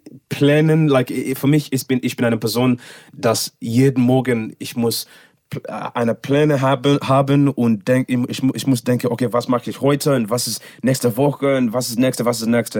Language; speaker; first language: German; non-native, learner; English